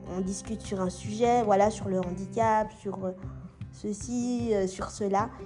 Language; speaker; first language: French; native; French